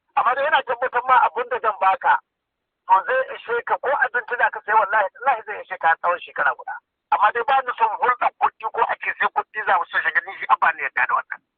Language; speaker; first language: Hausa; non-native, local second language; Fula